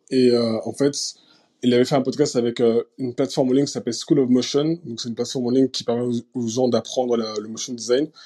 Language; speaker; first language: French; early bilingual, other home language; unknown